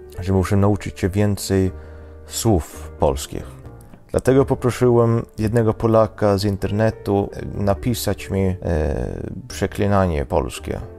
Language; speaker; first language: Polish; non-native, fluent; Swedish